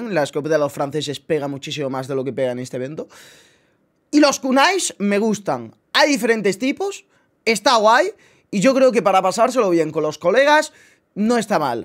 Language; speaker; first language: Spanish; native; Spanish